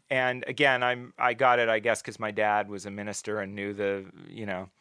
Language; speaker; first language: English; native; English